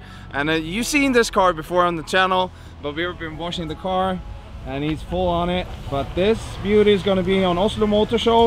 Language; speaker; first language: English; non-native, fluent; Swedish